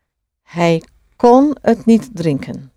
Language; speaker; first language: Dutch; non-native, fluent; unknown